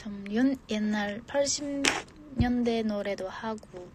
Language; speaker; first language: Korean; non-native, fluent; Japanese